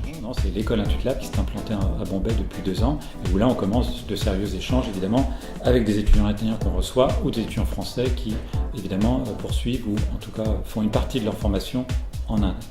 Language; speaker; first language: French; native; French